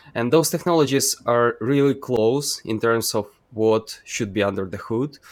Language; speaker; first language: English; non-native, fluent; Ukrainian